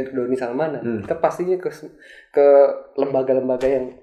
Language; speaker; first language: Indonesian; native; Indonesian